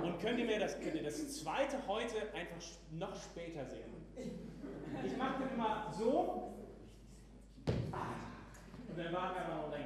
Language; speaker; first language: German; native; German